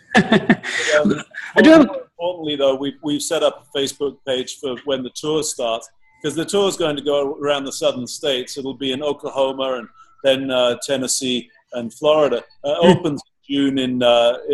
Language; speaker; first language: English; native; English